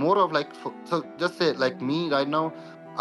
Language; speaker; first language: English; non-native, local second language; Punjabi